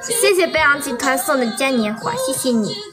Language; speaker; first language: Chinese; native; Chinese